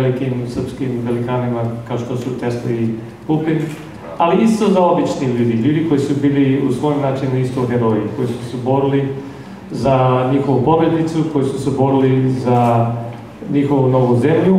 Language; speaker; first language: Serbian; non-native, fluent; English